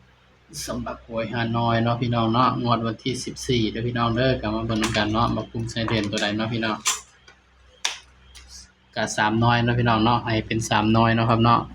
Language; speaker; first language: Thai; non-native, local second language; Lao